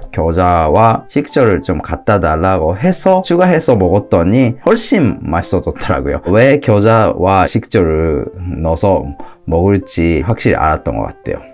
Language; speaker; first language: Korean; non-native, fluent; Japanese